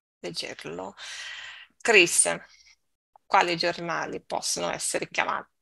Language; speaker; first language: Italian; non-native, learner; Portuguese